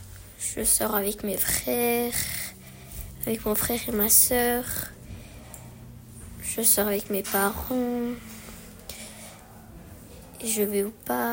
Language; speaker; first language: French; early bilingual, other home language; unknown